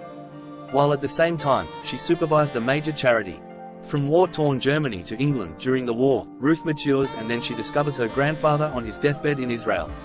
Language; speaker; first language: English; native; English